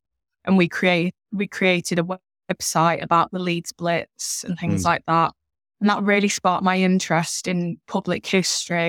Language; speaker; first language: English; native; English